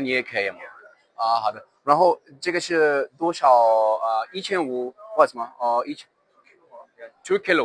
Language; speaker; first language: Chinese; non-native, learner; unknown